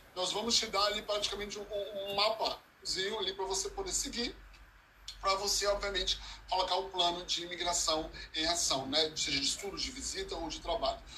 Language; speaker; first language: Portuguese; early bilingual, heritage; Portuguese